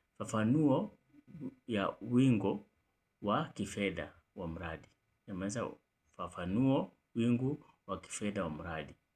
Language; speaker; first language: Swahili; non-native, local second language; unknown